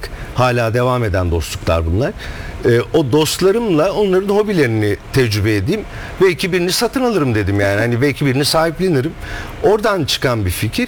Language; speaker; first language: Turkish; native; Turkish